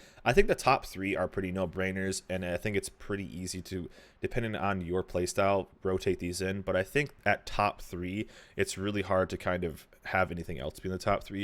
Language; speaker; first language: English; native; English